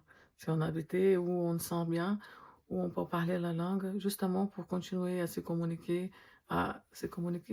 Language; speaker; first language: French; non-native, fluent; Portuguese